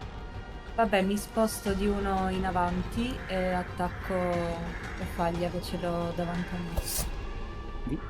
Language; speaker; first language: Italian; native; Italian